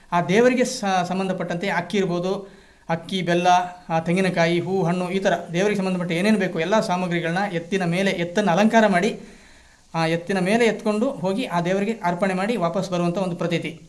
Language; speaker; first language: Kannada; non-native, local second language; Kodava